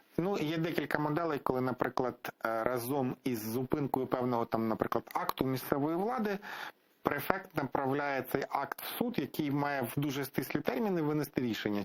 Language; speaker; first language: Ukrainian; native; Ukrainian